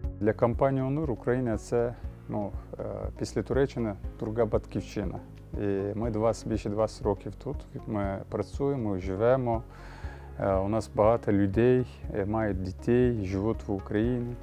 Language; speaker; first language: Ukrainian; non-native, learner; Turkish